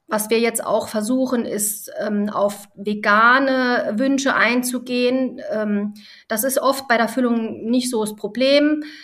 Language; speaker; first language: German; early bilingual, other home language; Italian